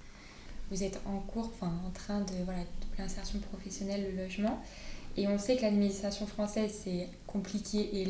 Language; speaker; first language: French; native; French